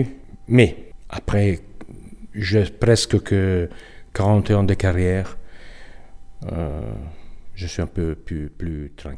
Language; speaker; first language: French; non-native, learner; Italian